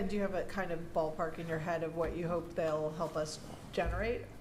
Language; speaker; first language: English; native; English